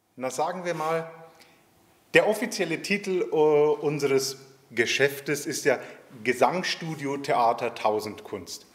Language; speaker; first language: German; native; German